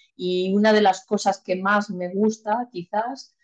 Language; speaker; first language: Spanish; native; Spanish